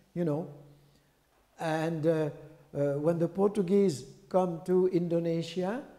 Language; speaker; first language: English; non-native, fluent; French